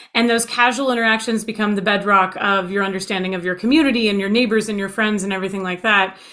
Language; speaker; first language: English; native; English